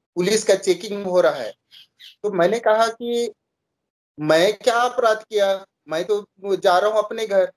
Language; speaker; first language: Hindi; native; Hindi